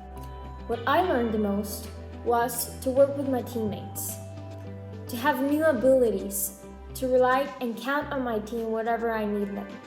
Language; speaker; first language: English; non-native, learner; Spanish